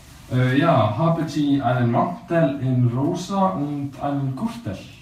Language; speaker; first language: German; non-native, learner; Icelandic